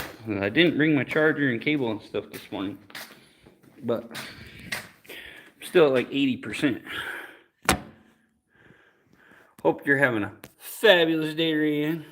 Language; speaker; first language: English; native; English